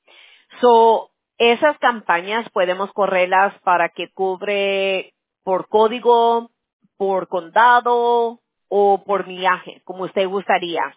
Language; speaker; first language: Spanish; early bilingual, other home language; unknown